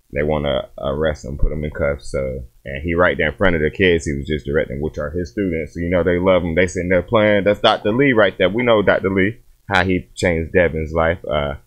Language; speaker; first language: English; native; English